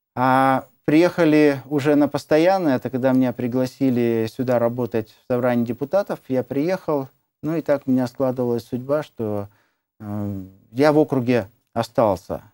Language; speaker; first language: Russian; native; Russian